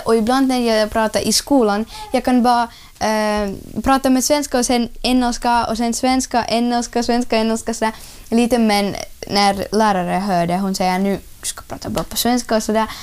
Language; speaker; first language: Swedish; non-native, learner; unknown